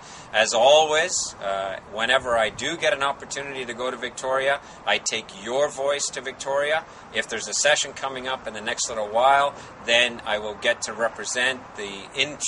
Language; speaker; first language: English; native; English